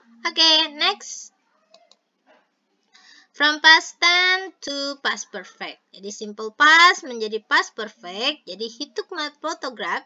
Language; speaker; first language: English; non-native, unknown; Indonesian